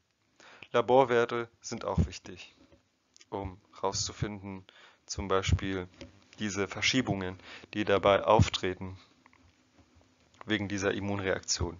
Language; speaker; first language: German; non-native, fluent; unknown